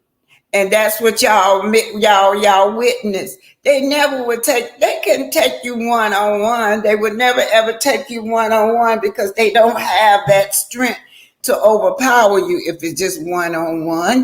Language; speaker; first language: English; native; English